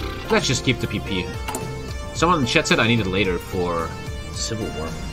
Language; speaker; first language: English; non-native, fluent; German